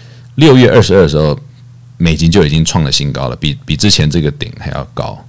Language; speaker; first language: Chinese; native; Chinese